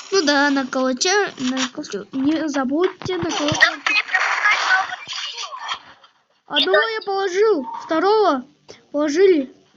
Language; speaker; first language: Russian; non-native, local second language; Kyrgyz